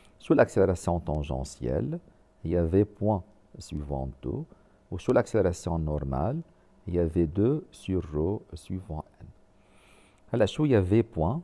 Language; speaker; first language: French; non-native, local second language; Arabic